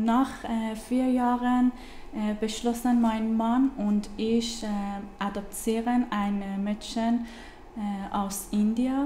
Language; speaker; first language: German; non-native, learner; Persian